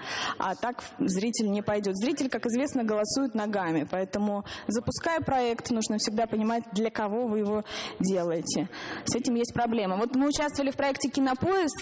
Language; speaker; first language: Russian; native; Russian